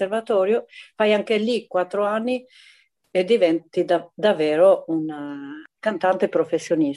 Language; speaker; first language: Italian; non-native, fluent; Albanian